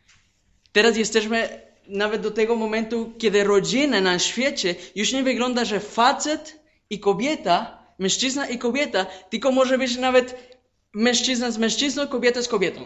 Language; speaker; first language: Polish; non-native, fluent; Spanish